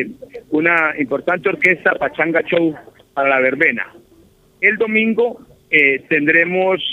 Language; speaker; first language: Spanish; native; Spanish